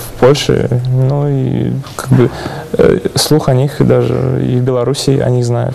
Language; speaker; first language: Polish; non-native, learner; Russian